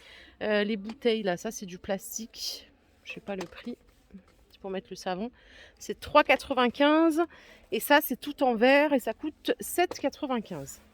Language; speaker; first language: French; native; French